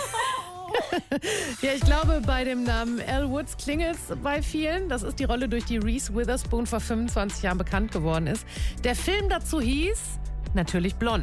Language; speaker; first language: German; native; German